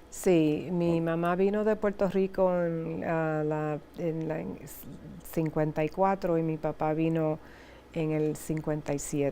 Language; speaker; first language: Spanish; early bilingual, heritage; Spanish